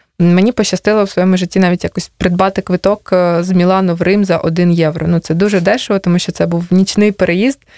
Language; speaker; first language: Ukrainian; native; Ukrainian